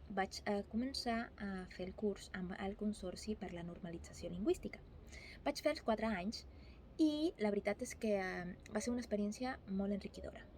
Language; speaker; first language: Catalan; non-native, fluent; Spanish